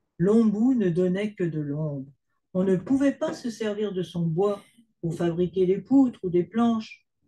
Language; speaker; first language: French; native; French